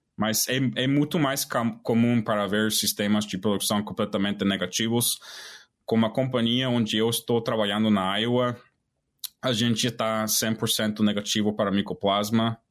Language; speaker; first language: Portuguese; non-native, fluent; English